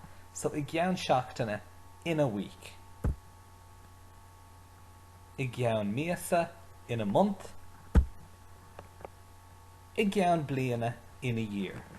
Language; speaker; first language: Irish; non-native, local second language; English